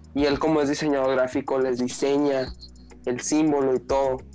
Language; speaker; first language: Spanish; native; Spanish